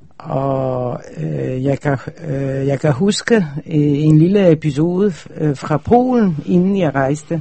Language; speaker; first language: Danish; non-native, fluent; Polish